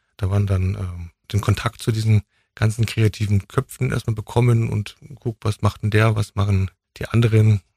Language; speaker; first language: German; native; German